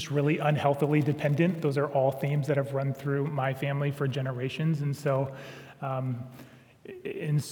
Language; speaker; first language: English; native; English